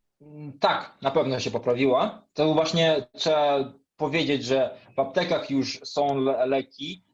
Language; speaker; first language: Polish; non-native, fluent; Russian